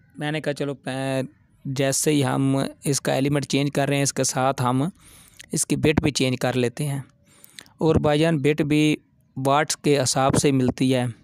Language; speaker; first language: Urdu; non-native, local second language; Punjabi